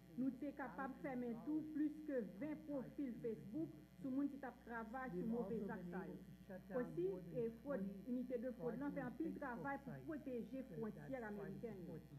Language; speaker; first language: Haitian Creole; non-native, learner; English